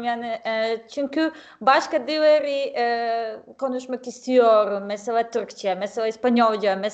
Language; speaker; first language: Turkish; non-native, fluent; Serbian